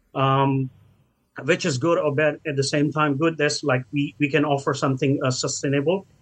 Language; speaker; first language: English; non-native, local second language; Hindi